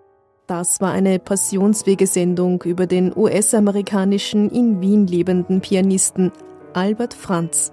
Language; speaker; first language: German; native; German